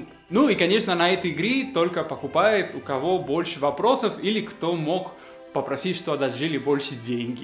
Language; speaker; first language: Russian; non-native, fluent; Spanish